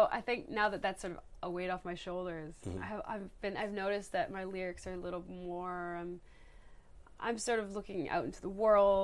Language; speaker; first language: English; native; English